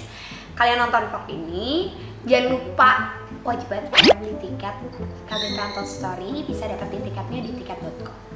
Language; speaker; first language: Indonesian; native; Indonesian